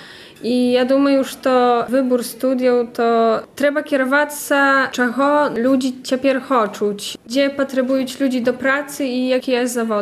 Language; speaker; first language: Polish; non-native, local second language; Belarusian